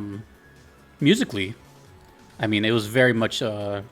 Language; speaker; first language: English; native; English